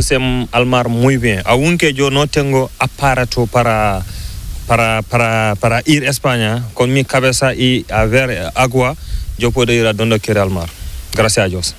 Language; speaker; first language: Spanish; non-native, learner; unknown